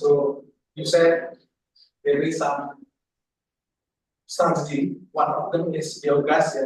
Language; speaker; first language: English; non-native, fluent; Indonesian